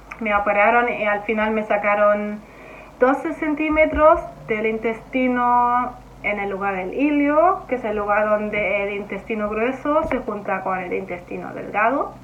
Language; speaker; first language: Spanish; non-native, fluent; German